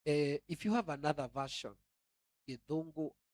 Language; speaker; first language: English; non-native, local second language; Kikuyu